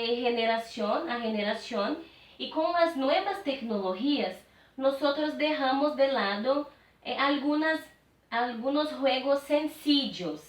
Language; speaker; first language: Spanish; non-native, fluent; Portuguese